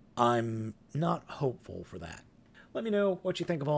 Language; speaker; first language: English; native; English